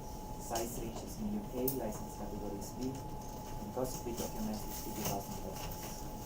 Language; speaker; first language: English; non-native, local second language; Cebuano